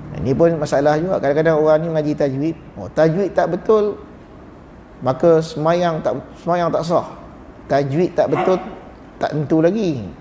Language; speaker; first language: Malay; native; Malay